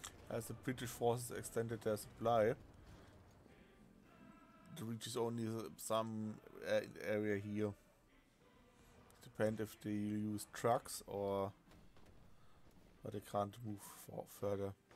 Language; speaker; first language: English; non-native, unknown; German